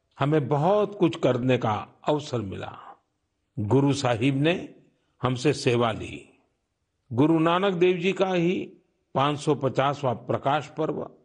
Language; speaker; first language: Hindi; non-native, local second language; Gujarati